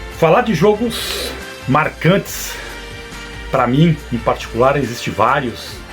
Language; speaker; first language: Portuguese; native; Portuguese